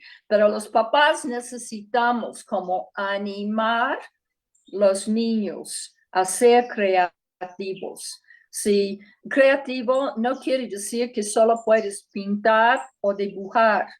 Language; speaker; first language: Spanish; non-native, fluent; English